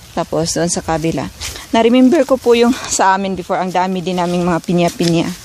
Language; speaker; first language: Filipino; non-native, local second language; Cebuano